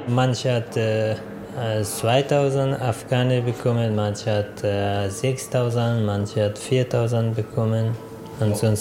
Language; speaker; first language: German; non-native, learner; Persian